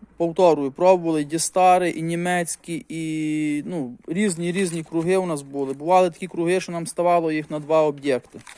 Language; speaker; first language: Ukrainian; native; Ukrainian